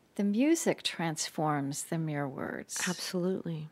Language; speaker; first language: English; native; English